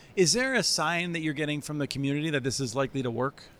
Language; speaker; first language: English; native; English